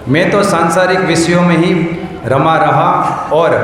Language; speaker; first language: Hindi; non-native, local second language; Gujarati